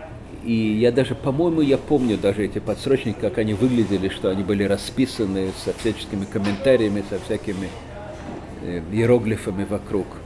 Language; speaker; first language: Russian; native; Russian